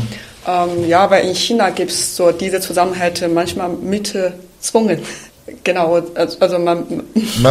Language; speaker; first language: German; non-native, fluent; Chinese